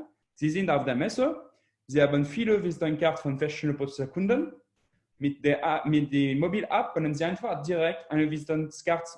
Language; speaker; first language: German; non-native, learner; French